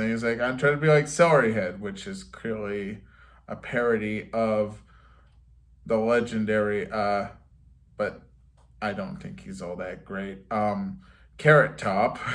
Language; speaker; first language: English; native; English